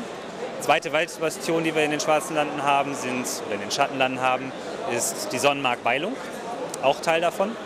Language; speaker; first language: German; native; German